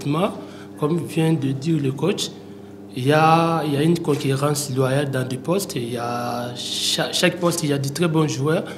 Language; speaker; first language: French; non-native, local second language; Arabic